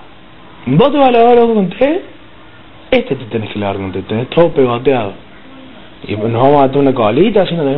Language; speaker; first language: Spanish; native; Spanish